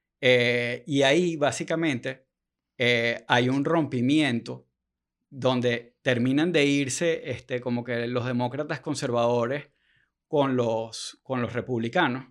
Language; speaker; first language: Spanish; native; Spanish